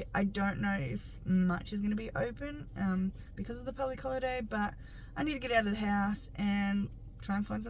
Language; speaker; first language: English; native; English